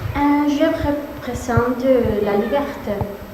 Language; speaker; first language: French; non-native, learner; Spanish